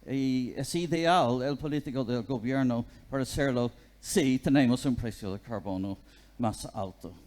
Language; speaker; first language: Spanish; non-native, fluent; English